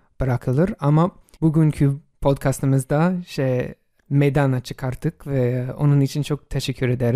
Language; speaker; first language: Turkish; non-native, fluent; English